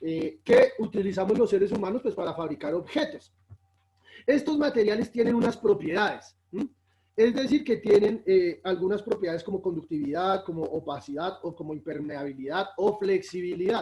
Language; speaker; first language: Spanish; native; Spanish